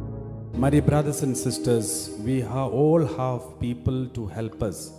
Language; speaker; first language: English; non-native, local second language; Malayalam